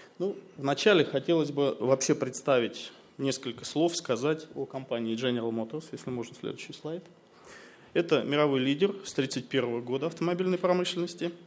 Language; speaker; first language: Russian; native; Russian